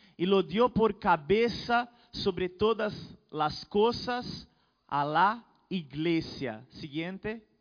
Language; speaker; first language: Spanish; non-native, fluent; Portuguese